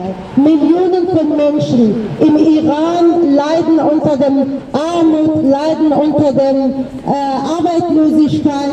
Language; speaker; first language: German; non-native, learner; Persian